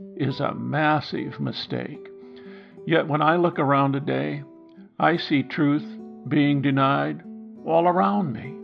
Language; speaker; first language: English; native; English